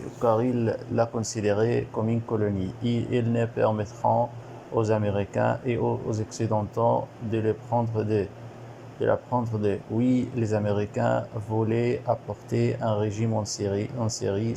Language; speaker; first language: French; non-native, learner; Arabic